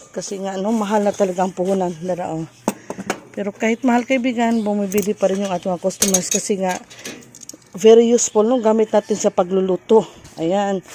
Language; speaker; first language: Filipino; non-native, local second language; Cebuano